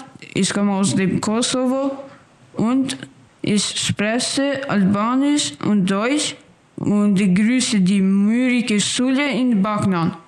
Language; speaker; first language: German; early bilingual, other home language; Albanian